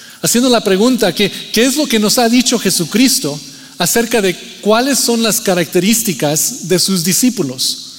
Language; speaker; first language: Spanish; early bilingual, heritage; Spanish